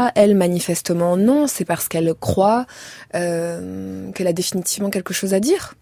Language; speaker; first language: French; native; French